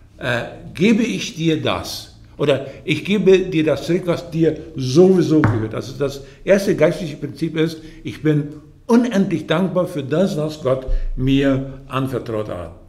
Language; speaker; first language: German; early bilingual, heritage; German